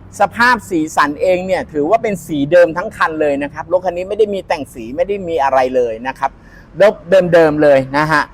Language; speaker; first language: Thai; native; Thai